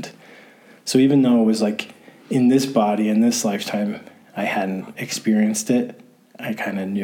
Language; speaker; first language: English; native; English